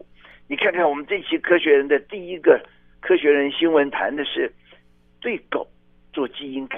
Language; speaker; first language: Chinese; native; Chinese